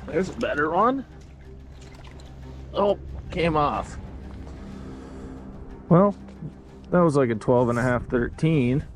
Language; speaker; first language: English; native; English